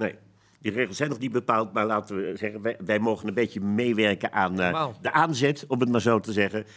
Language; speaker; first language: Dutch; native; Dutch